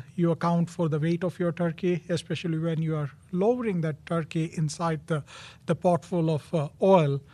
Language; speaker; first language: English; non-native, local second language; Gujarati